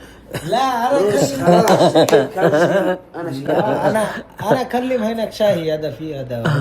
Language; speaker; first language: Arabic; non-native, learner; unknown